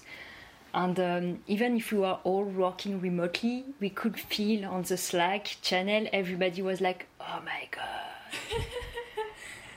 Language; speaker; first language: English; non-native, fluent; French